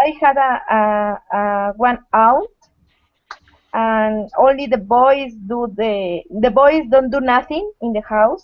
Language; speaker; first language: English; non-native, learner; Spanish